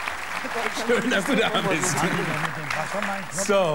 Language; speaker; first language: German; native; German